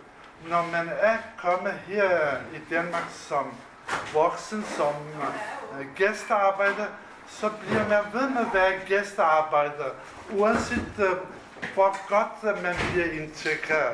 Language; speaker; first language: Danish; non-native, fluent; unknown